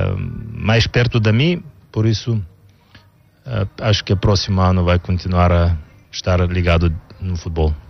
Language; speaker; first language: Portuguese; non-native, learner; Bulgarian